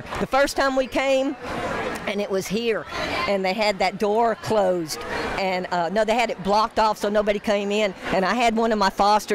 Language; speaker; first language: English; native; English